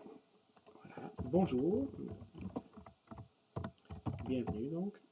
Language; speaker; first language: French; native; French